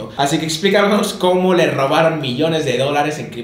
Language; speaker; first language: Spanish; native; Spanish